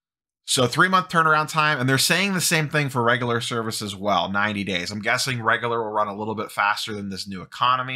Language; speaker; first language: English; native; English